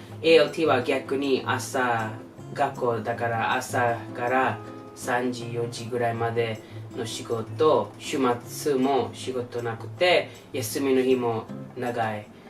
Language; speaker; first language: Japanese; non-native, learner; English